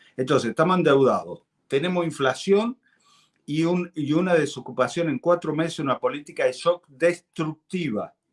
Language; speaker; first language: Spanish; native; Spanish